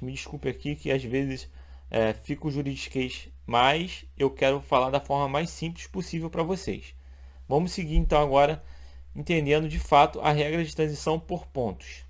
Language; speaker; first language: Portuguese; native; Portuguese